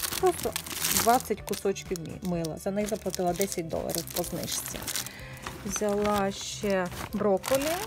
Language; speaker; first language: Ukrainian; non-native, local second language; Russian